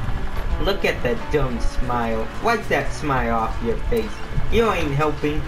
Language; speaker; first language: English; native; English